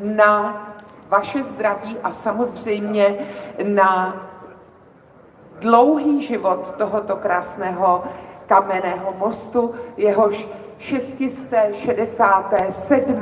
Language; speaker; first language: Czech; native; Czech